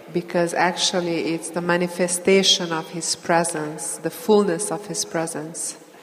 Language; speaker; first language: English; non-native, fluent; Hungarian